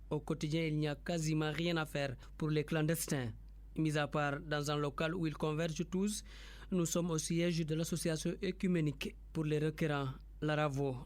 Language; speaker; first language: French; native; French